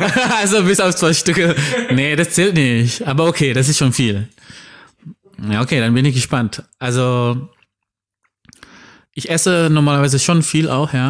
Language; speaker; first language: German; non-native, fluent; Indonesian